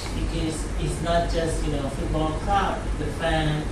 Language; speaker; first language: English; non-native, fluent; Thai